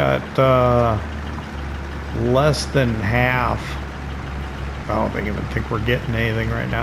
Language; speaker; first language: English; native; English